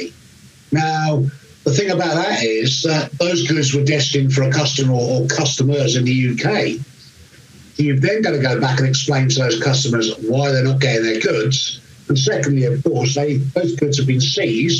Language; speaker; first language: English; native; English